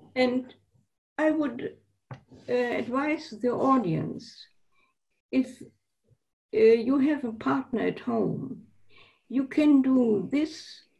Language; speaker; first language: English; non-native, fluent; German